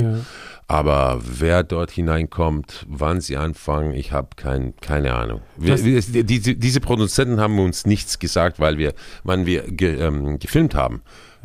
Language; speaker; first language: German; non-native, fluent; Spanish